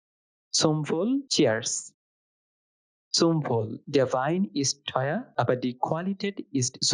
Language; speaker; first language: German; non-native, fluent; Bangla